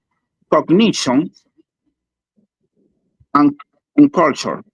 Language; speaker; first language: English; non-native, learner; Spanish